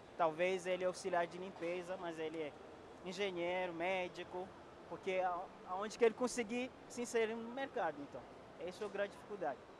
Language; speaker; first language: Portuguese; non-native, fluent; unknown